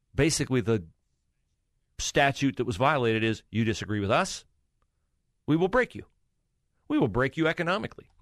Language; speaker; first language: English; native; English